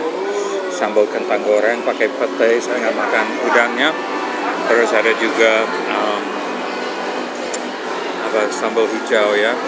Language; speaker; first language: Indonesian; non-native, fluent; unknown